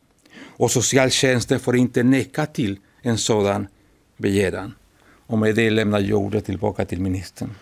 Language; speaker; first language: Swedish; non-native, fluent; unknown